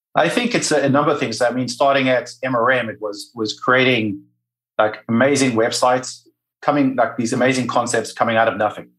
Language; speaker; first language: English; native; English